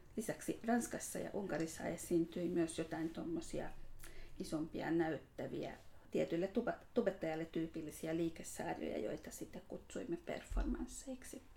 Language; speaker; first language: Finnish; non-native, fluent; Hungarian